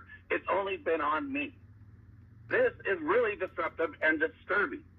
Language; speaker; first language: English; native; English